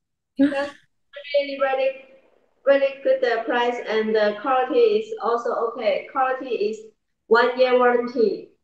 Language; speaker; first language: English; non-native, learner; Chinese